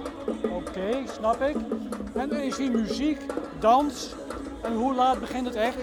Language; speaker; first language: Dutch; native; Dutch